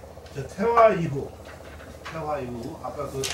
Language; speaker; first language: Korean; native; Korean